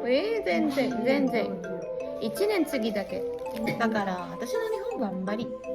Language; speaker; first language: Japanese; non-native, learner; Filipino